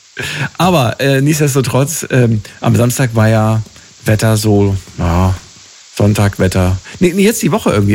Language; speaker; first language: German; native; German